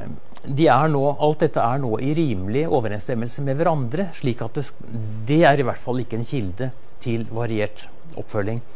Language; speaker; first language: Norwegian; native; Norwegian